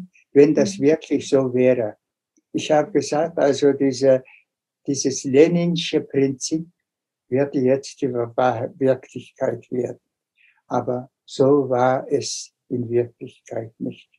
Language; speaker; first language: German; non-native, fluent; Tuvinian